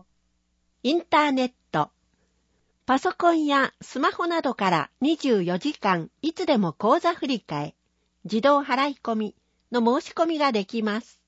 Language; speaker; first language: Japanese; native; Japanese